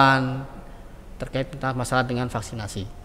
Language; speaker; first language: Indonesian; native; Indonesian